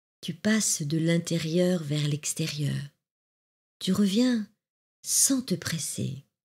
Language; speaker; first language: French; native; French